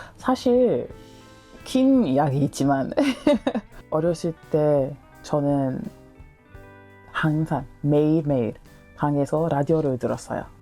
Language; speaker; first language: Korean; non-native, learner; English